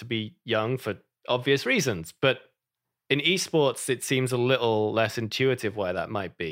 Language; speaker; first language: English; native; English